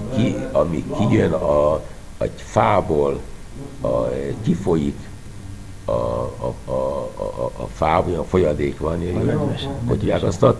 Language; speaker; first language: Hungarian; non-native, fluent; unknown